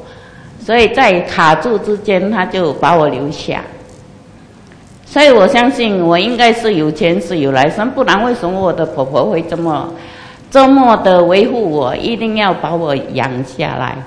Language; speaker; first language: Chinese; non-native, local second language; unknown